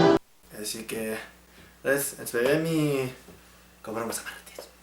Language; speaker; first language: Catalan; native; Catalan